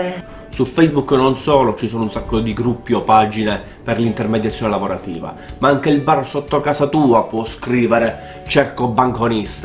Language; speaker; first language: Italian; native; Italian